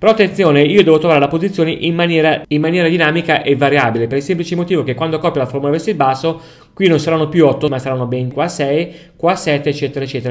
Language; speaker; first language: Italian; native; Italian